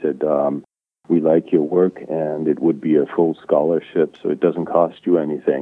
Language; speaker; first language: English; non-native, fluent; German